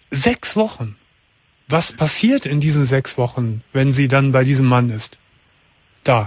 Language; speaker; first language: German; native; German